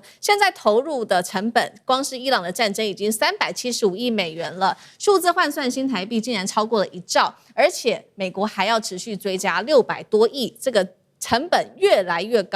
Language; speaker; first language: Chinese; native; Chinese